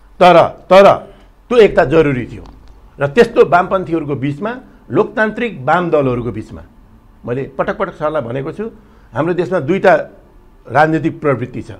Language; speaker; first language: Nepali; native; Nepali